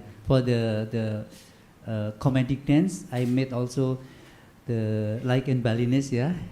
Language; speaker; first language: English; non-native, learner; Indonesian